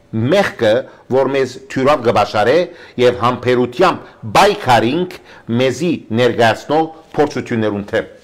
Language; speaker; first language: Armenian; early bilingual, heritage; Armenian